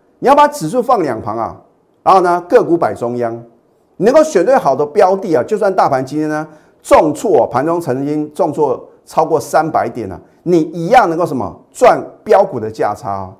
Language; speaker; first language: Chinese; native; Chinese